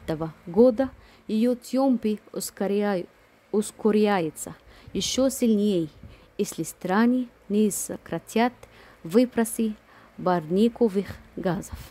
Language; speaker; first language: Russian; non-native, fluent; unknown